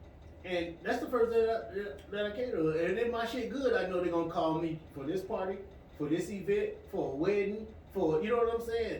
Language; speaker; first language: English; native; English